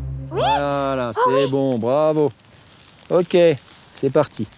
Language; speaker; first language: French; native; French